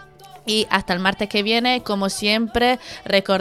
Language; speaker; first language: Spanish; native; Spanish